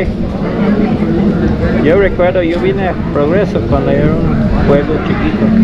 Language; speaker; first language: Spanish; non-native, learner; English